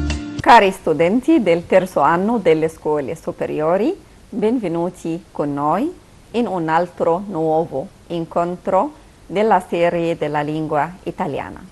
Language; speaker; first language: Italian; non-native, fluent; Arabic